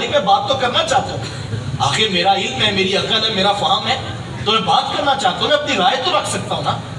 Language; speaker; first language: Urdu; non-native, local second language; Punjabi